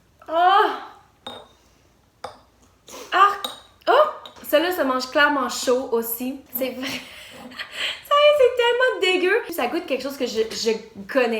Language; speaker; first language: French; native; French